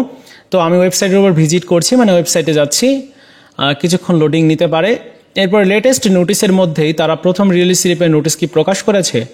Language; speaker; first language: Bangla; native; Bangla